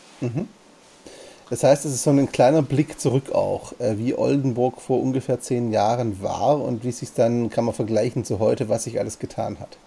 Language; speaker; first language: German; native; German